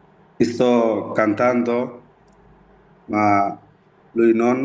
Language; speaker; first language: Italian; non-native, learner; Bangla